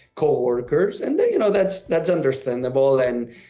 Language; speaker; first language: English; non-native, fluent; Spanish